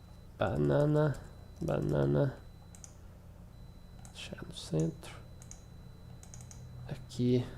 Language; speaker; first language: Portuguese; native; Portuguese